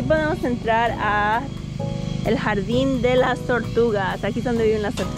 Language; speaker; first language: Spanish; early bilingual, heritage; Spanish